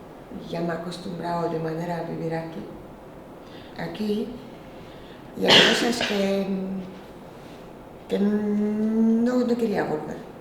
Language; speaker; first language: Spanish; non-native, fluent; Polish